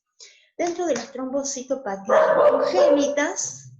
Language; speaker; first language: Spanish; native; Spanish